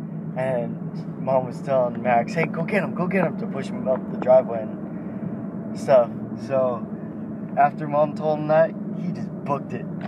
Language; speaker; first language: English; native; English